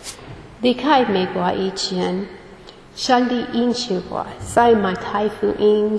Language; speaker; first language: Chinese; non-native, fluent; English